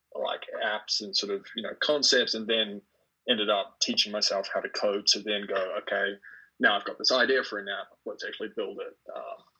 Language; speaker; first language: English; native; English